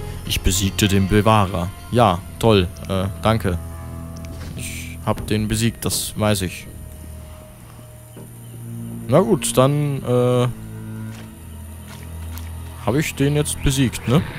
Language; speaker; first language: German; native; German